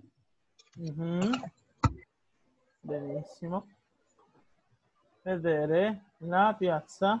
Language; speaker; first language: Italian; non-native, learner; Spanish